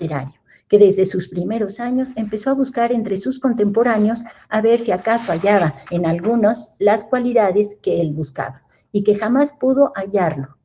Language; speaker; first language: Spanish; native; Spanish